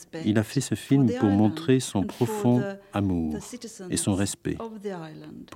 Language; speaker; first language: French; native; French